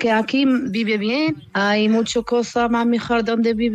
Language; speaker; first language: Spanish; non-native, learner; Arabic